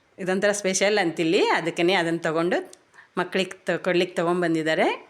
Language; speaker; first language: Kannada; native; Kannada